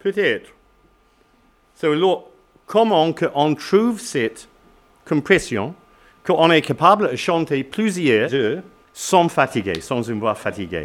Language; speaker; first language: French; non-native, learner; English